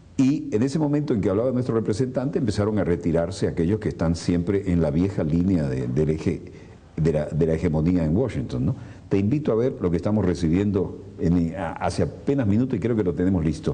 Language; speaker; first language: Spanish; native; Spanish